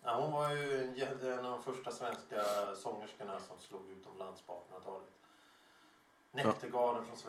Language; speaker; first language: Swedish; native; Swedish